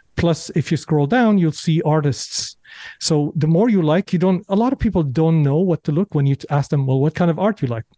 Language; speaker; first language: English; non-native, fluent; Arabic